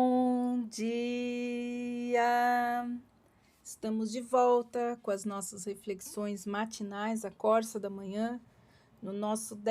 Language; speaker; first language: Portuguese; native; Portuguese